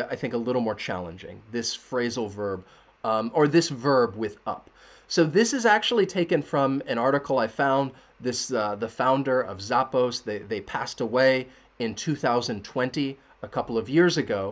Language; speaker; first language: English; native; English